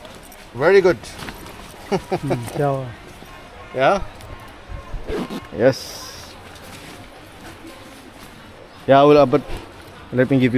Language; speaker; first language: English; non-native, fluent; Urdu